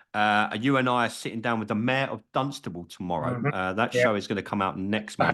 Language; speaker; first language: English; native; English